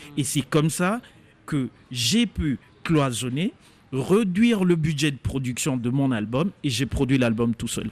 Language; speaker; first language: French; non-native, local second language; Lingala